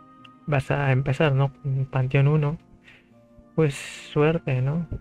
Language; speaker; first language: Spanish; non-native, fluent; Filipino